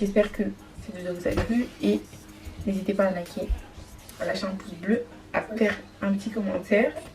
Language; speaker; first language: French; native; French